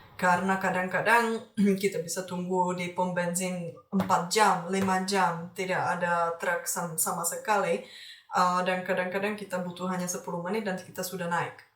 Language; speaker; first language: Indonesian; non-native, fluent; Czech